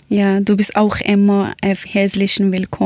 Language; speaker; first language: German; non-native, learner; Persian